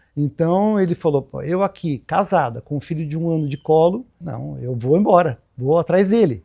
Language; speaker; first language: Portuguese; native; Portuguese